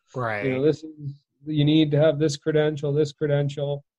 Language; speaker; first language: English; native; English